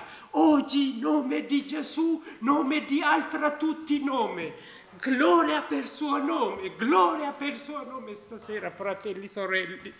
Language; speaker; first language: Italian; non-native, learner; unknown